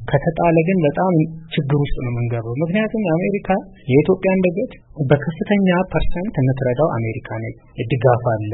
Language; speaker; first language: Amharic; non-native, local second language; Oromo